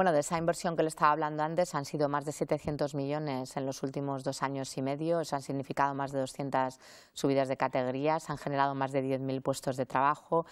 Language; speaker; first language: Spanish; native; Spanish